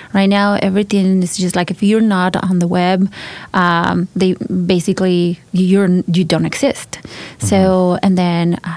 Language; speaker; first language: English; non-native, fluent; Spanish